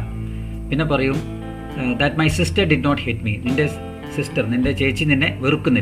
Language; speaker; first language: Malayalam; native; Malayalam